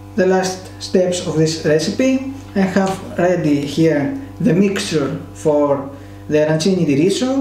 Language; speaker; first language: English; non-native, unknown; Greek